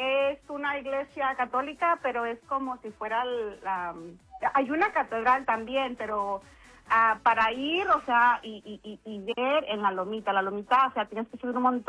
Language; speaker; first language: Spanish; native; Spanish